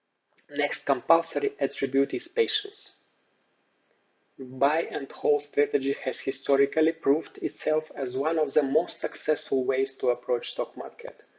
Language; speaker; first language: English; non-native, fluent; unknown